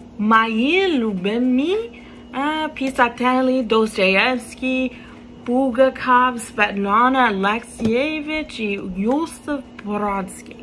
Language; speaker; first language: Russian; non-native, learner; English